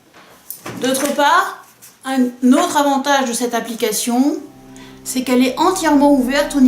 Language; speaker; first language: French; native; French